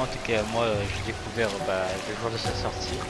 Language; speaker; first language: French; native; French